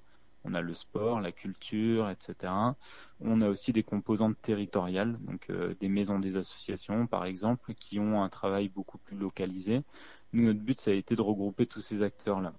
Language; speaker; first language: French; native; French